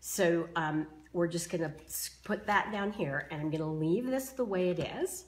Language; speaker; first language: English; native; English